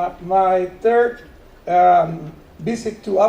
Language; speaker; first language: English; non-native, learner; Spanish